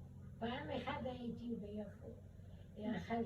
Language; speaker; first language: Hebrew; non-native, learner; Arabic